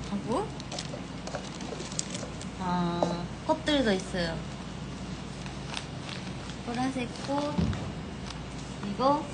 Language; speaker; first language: Korean; non-native, fluent; Japanese